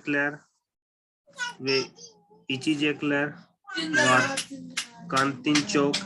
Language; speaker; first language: Turkish; non-native, learner; Urdu